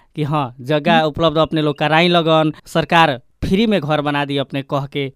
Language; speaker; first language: Bhojpuri; native; Bhojpuri